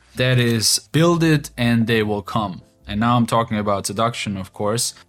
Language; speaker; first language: English; non-native, fluent; German